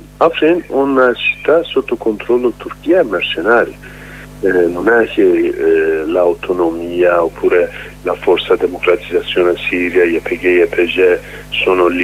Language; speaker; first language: Italian; non-native, learner; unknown